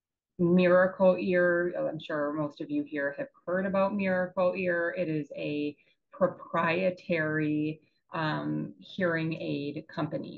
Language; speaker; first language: English; native; English